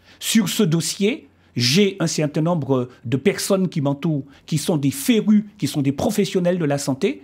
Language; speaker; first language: French; native; French